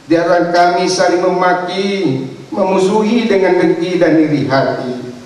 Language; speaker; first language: Indonesian; native; Indonesian